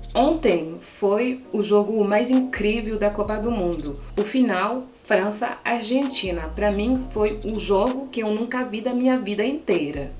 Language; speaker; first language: Portuguese; non-native, fluent; French